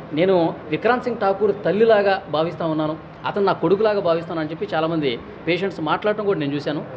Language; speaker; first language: Telugu; native; Telugu